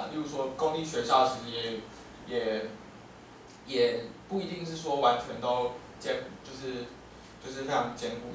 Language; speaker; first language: Chinese; native; Chinese